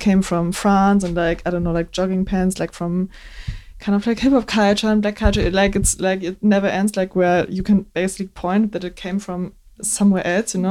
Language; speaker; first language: English; non-native, fluent; German